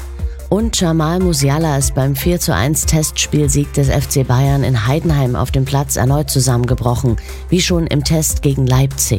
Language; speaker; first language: German; native; German